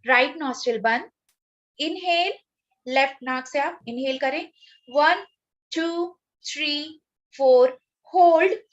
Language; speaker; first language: Hindi; native; Hindi